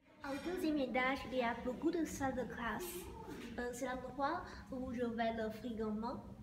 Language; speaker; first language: French; non-native, learner; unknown